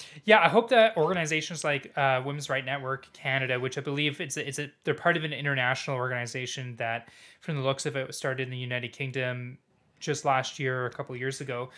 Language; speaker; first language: English; native; English